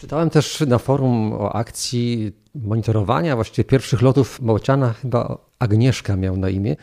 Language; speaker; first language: Polish; native; Polish